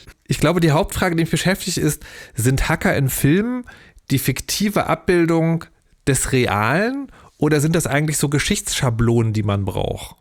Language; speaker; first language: German; native; German